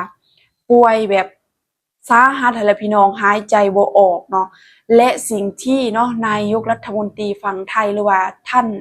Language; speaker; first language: Thai; non-native, local second language; Northeastern Thai